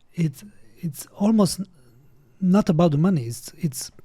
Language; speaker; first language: English; non-native, fluent; Romanian